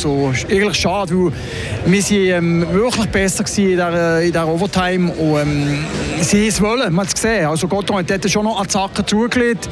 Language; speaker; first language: German; native; German